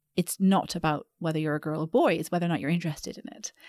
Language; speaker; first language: English; native; English